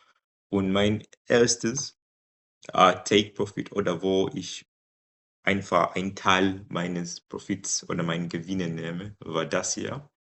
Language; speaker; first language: German; non-native, fluent; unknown